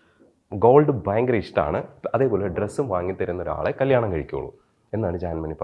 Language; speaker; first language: Malayalam; native; Malayalam